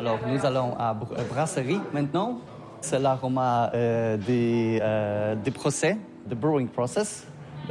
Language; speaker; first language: French; non-native, learner; Polish